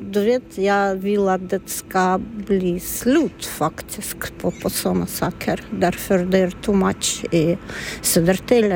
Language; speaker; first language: Swedish; non-native, learner; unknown